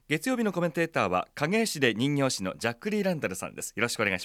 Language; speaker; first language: Japanese; native; Japanese